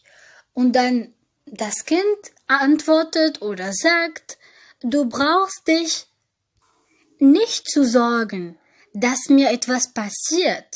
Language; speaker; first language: German; non-native, fluent; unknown